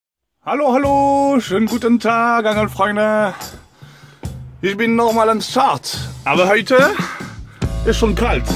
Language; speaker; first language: German; non-native, fluent; French